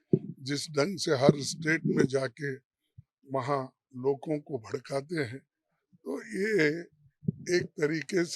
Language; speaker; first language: Hindi; non-native, local second language; Kannada